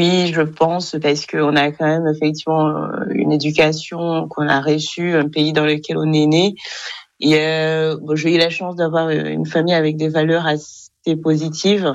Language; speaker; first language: French; non-native, local second language; Kinyarwanda